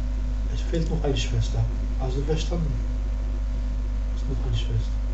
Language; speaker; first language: German; non-native, learner; Arabic